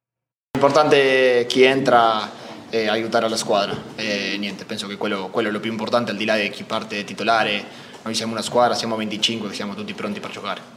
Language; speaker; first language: Italian; non-native, fluent; Spanish